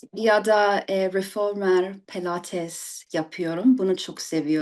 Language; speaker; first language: Turkish; early bilingual, heritage; English